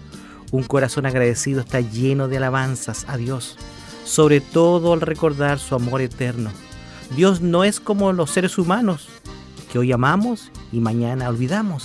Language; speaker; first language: Spanish; native; Spanish